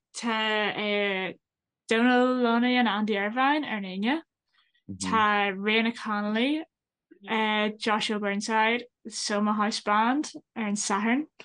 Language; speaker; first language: Irish; non-native, local second language; English